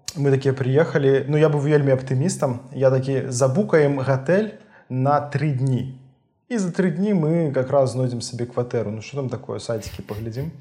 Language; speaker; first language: Belarusian; native; Belarusian